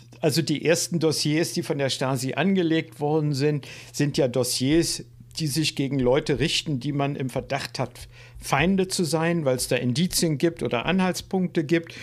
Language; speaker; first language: German; native; German